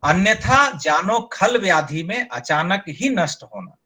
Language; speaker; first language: Hindi; non-native, local second language; Bangla